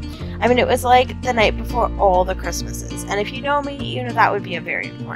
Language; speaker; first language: English; native; English